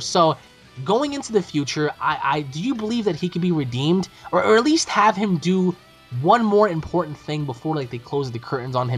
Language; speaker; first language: English; native; English